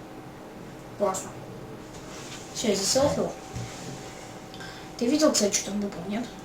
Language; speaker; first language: Russian; native; Russian